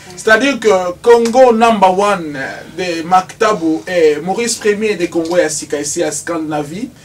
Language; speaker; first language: French; non-native, local second language; Lingala